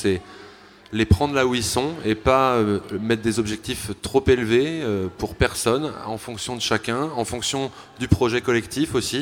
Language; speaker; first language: French; native; French